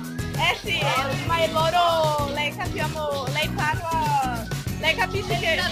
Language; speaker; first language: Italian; non-native, learner; Portuguese